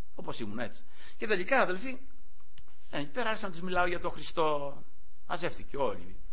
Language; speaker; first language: Greek; native; Greek